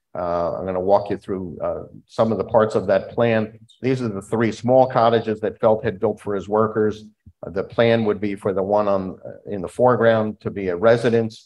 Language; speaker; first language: English; native; English